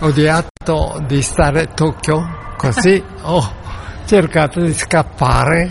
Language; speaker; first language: Italian; non-native, learner; Japanese